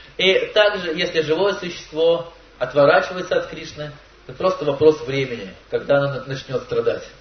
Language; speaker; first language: Russian; native; Russian